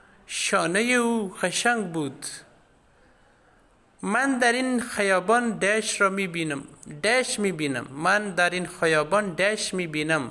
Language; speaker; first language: Persian; non-native, fluent; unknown